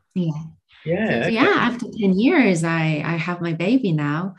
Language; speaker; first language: English; non-native, fluent; Korean